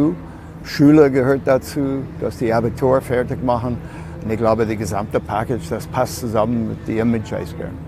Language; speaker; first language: German; non-native, learner; English